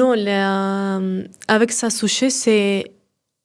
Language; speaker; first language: French; non-native, learner; Spanish